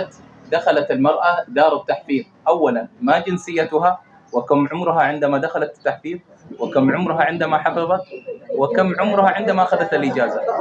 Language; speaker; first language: Arabic; native; Arabic